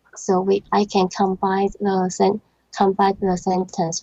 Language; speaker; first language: English; non-native, learner; Chinese